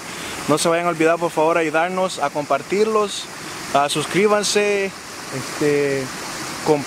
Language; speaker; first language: Spanish; native; Spanish